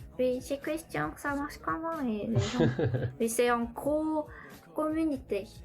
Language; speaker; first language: French; non-native, learner; Korean